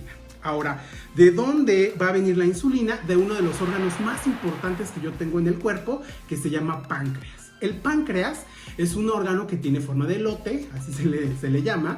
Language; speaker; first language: Spanish; native; Spanish